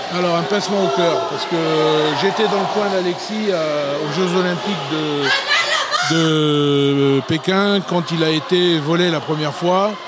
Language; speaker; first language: French; early bilingual, other home language; Italian